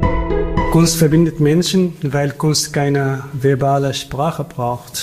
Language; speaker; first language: German; non-native, fluent; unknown